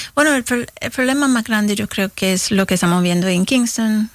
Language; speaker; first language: Spanish; early bilingual, heritage; Spanish